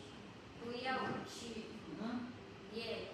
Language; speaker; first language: Chinese; non-native, learner; Filipino